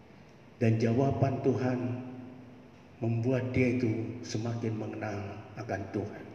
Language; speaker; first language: Malay; native; Malay